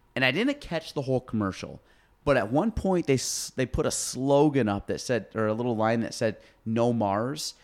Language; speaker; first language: English; native; English